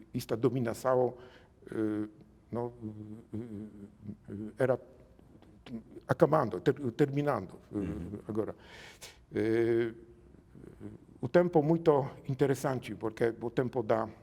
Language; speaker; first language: Portuguese; non-native, learner; Polish